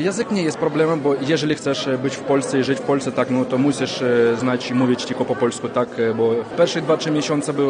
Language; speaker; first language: Polish; non-native, learner; Ukrainian